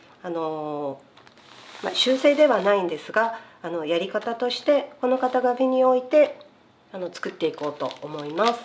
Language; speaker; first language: Japanese; native; Japanese